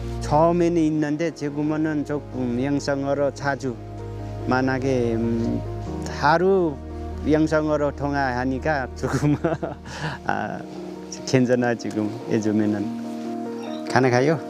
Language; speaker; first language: Korean; non-native, learner; Nepali